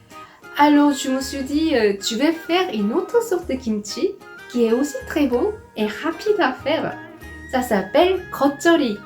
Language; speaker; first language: French; non-native, fluent; Korean